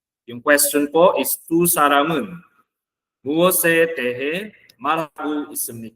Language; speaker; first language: Korean; non-native, fluent; Filipino